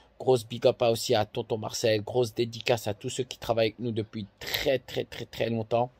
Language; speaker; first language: French; native; French